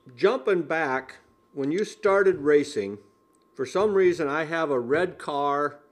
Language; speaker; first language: English; native; English